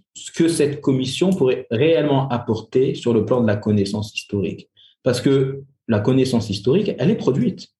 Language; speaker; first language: French; native; French